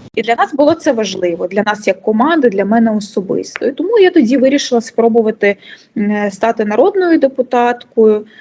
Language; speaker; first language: Ukrainian; non-native, local second language; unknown